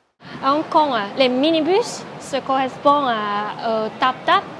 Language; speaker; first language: French; non-native, learner; Cantonese